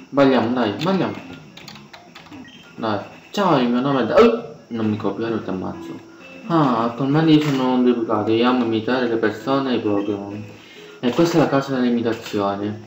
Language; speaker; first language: Italian; native; Italian